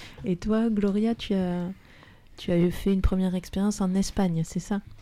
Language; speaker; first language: French; native; French